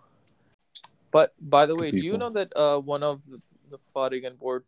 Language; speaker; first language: English; native; English